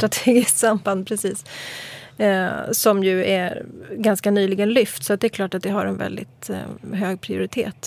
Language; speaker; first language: Swedish; native; Swedish